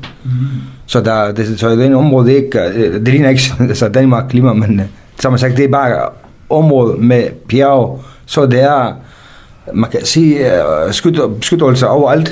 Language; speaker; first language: Danish; non-native, fluent; Kurdish